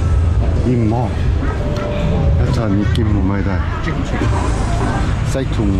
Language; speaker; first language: Thai; non-native, learner; Korean